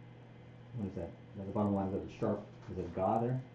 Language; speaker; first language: English; native; English